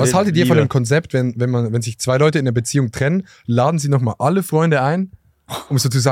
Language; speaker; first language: German; native; German